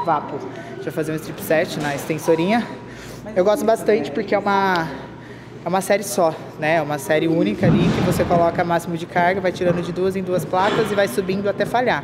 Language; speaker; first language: Portuguese; native; Portuguese